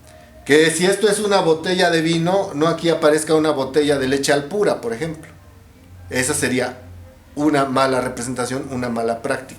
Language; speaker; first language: Spanish; native; Spanish